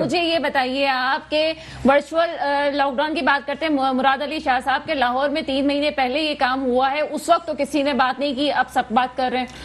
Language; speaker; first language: Urdu; native; Urdu